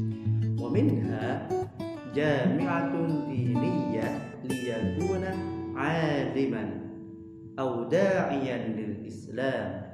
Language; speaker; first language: Arabic; non-native, fluent; Indonesian